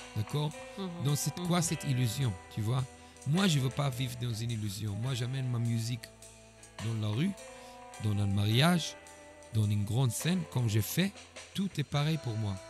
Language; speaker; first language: French; non-native, fluent; Hebrew